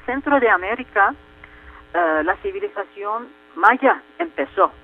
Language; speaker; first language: Spanish; non-native, fluent; Turkish